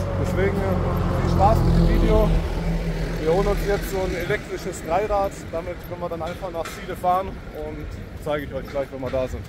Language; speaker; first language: German; native; German